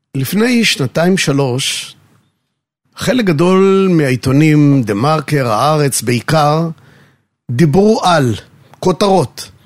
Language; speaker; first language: Hebrew; native; Hebrew